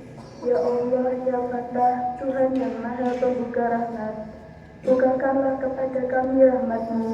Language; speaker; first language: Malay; non-native, local second language; Javanese